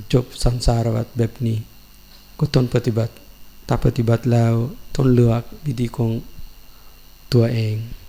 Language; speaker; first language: Thai; non-native, learner; Sinhala